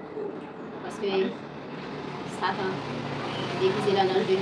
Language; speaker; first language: French; non-native, local second language; Haitian Creole